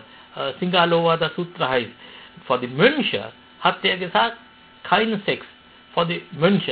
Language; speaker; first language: German; non-native, fluent; Sinhala